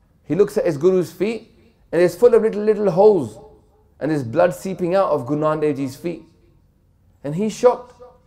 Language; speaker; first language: Punjabi; early bilingual, heritage; Punjabi